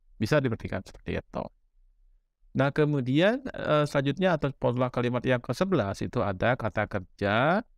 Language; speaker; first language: Indonesian; native; Indonesian